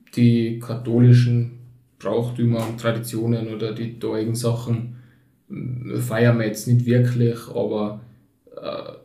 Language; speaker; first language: German; early bilingual, other home language; Turkish